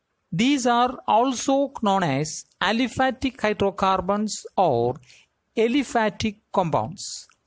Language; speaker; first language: English; non-native, local second language; Malayalam